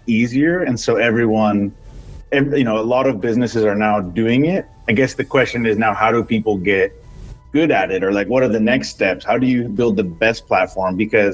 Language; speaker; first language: English; native; English